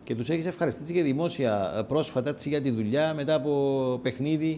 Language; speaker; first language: Greek; native; Greek